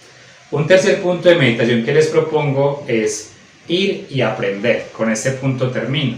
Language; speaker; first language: Spanish; native; Spanish